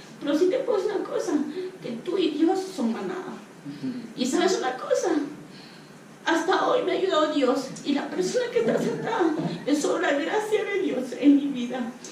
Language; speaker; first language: Spanish; non-native, local second language; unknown